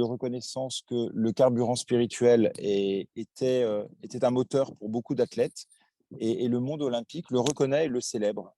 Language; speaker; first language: French; native; French